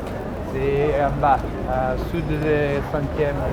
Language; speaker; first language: French; non-native, learner; Italian